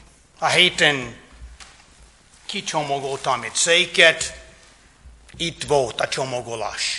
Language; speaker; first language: Hungarian; non-native, fluent; English